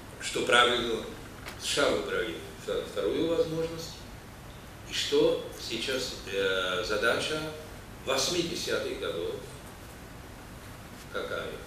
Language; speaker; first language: Russian; non-native, fluent; Czech